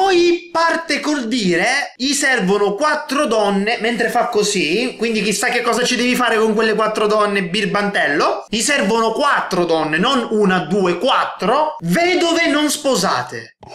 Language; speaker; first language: Italian; native; Italian